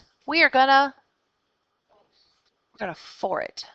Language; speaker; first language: English; native; English